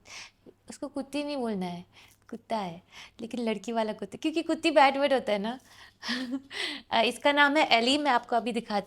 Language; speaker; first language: Hindi; non-native, local second language; English